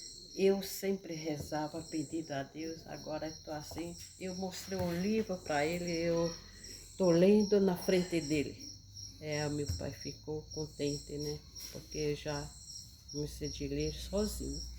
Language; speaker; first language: Portuguese; non-native, local second language; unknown